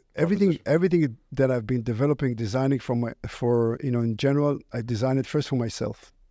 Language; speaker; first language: English; non-native, fluent; Hebrew